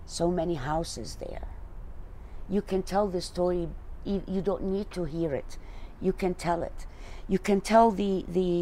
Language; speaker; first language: English; non-native, fluent; Arabic